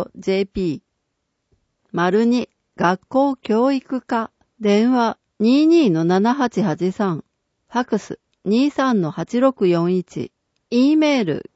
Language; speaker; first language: Japanese; native; Japanese